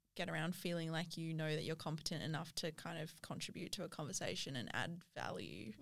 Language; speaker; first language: English; native; English